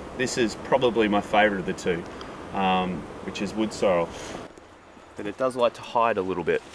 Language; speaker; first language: English; native; English